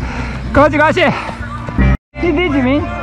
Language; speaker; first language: Chinese; non-native, fluent; Japanese